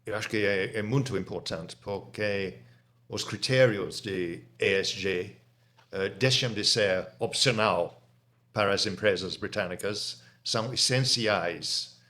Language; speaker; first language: Portuguese; non-native, fluent; English